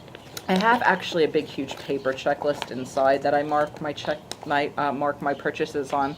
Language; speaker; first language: English; native; English